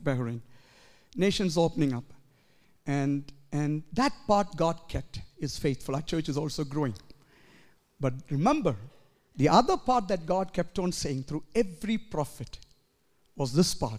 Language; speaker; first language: English; non-native, local second language; Malayalam